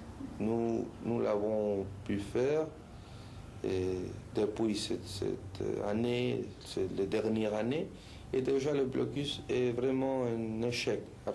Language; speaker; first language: French; non-native, fluent; Spanish